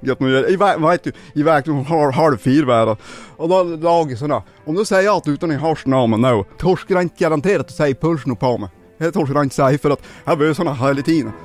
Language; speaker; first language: Swedish; native; Swedish